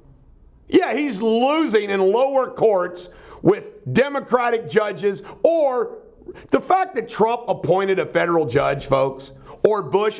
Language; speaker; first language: English; native; English